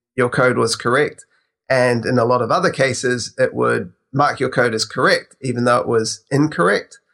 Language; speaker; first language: English; native; English